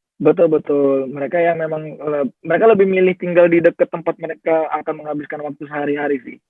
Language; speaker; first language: Indonesian; native; Indonesian